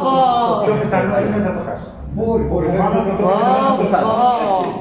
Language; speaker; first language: Greek; native; Greek